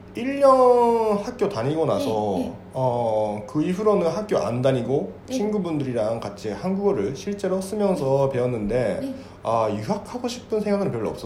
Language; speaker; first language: Korean; non-native, fluent; Japanese